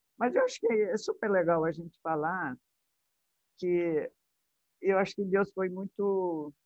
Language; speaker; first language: Portuguese; early bilingual, other home language; Hungarian